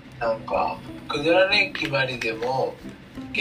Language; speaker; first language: Japanese; non-native, learner; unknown